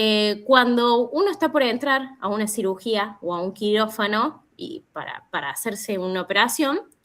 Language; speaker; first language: Spanish; native; Spanish